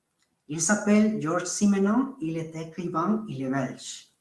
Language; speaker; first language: French; non-native, fluent; Spanish